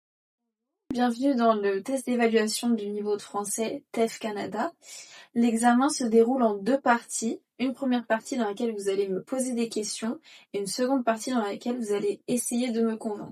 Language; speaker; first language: French; native; French